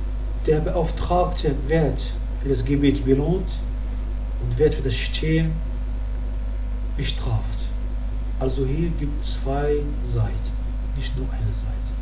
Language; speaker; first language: German; non-native, learner; Arabic